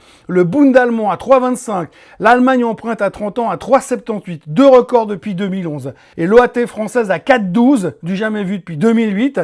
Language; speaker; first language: French; native; French